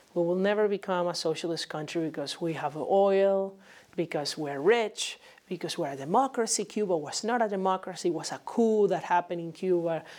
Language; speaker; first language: English; non-native, fluent; Spanish